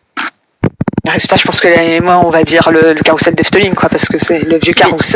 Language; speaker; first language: French; native; French